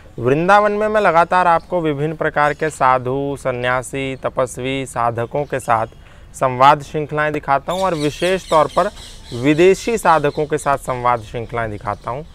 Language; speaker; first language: Hindi; native; Hindi